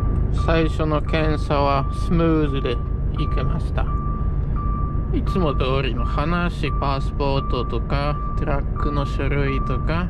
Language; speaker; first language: Japanese; non-native, fluent; Polish